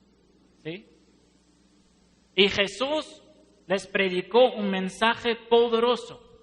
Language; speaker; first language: Spanish; non-native, fluent; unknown